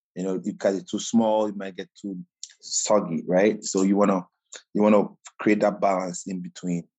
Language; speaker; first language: English; non-native, local second language; Akan